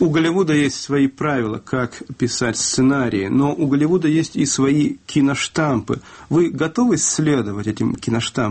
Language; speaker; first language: Russian; native; Russian